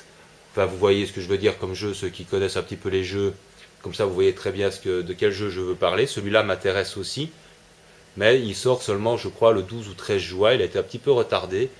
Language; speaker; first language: French; native; French